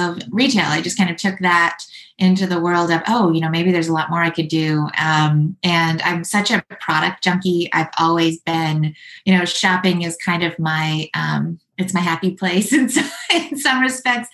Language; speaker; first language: English; native; English